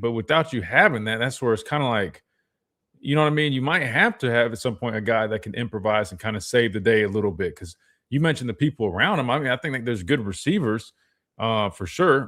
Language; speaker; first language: English; native; English